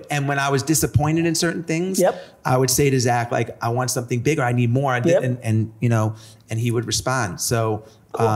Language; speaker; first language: English; native; English